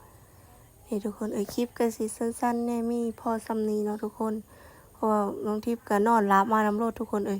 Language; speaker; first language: Thai; non-native, local second language; Northeastern Thai